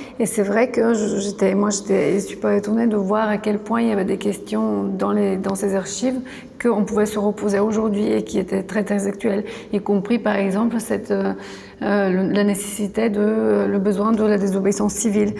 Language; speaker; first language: French; non-native, fluent; Bulgarian